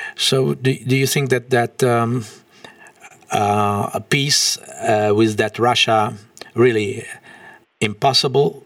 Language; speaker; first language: English; non-native, learner; Hungarian